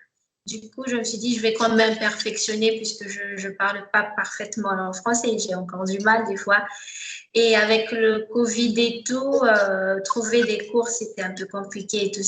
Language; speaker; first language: French; non-native, local second language; Malagasy